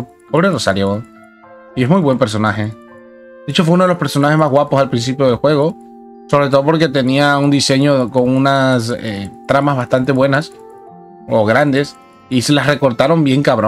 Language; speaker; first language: Spanish; native; Spanish